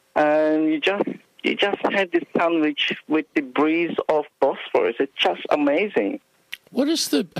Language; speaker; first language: English; non-native, fluent; Turkish